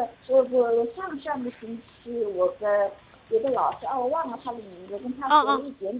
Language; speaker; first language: Chinese; non-native, learner; Korean